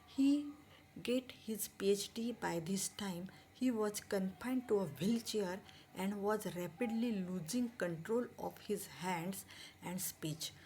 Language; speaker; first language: English; non-native, local second language; Marathi